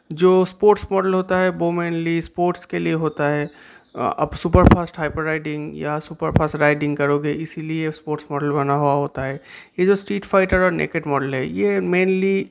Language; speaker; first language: Hindi; non-native, local second language; Bangla